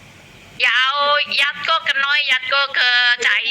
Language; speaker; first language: Chinese; non-native, learner; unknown